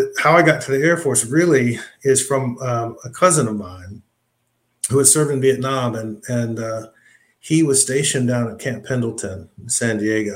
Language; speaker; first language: English; native; English